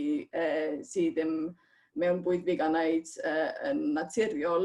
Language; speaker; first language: Welsh; non-native, fluent; Estonian